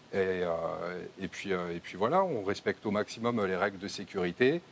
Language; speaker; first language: French; native; French